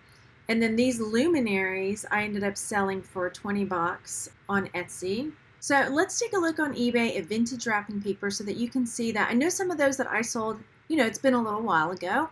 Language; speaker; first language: English; native; English